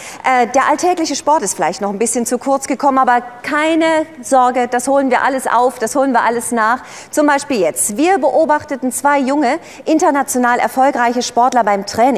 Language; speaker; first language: German; native; German